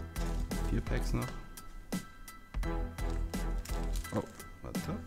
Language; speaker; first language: German; native; German